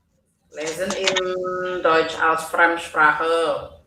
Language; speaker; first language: German; non-native, fluent; Indonesian